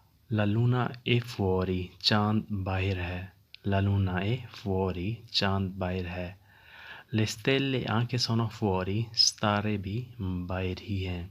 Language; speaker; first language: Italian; non-native, learner; Urdu